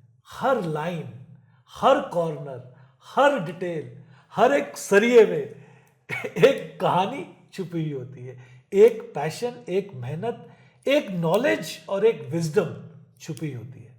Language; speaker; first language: Hindi; native; Hindi